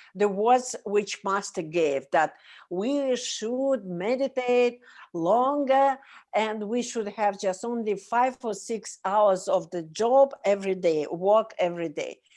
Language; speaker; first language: English; non-native, learner; Russian